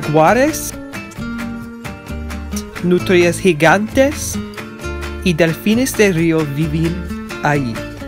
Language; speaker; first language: Spanish; non-native, learner; English